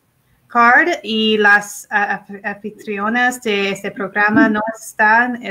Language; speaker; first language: Spanish; non-native, learner; English